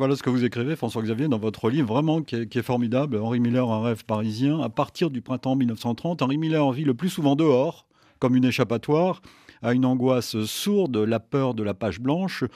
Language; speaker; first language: French; native; French